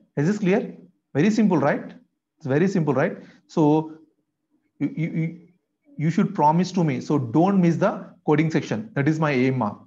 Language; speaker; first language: English; non-native, local second language; Telugu